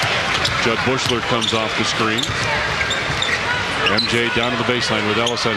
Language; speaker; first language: English; native; English